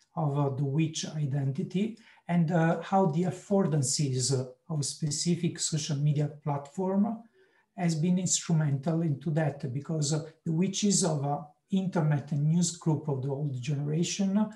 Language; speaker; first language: English; non-native, fluent; Italian